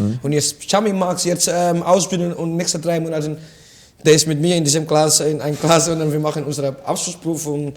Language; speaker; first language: German; non-native, fluent; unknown